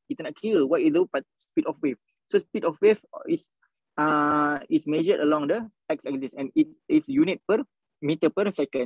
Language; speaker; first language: English; non-native, local second language; Malay